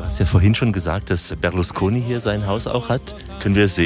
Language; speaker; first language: German; native; German